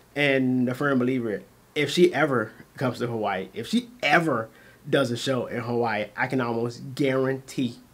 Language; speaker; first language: English; native; English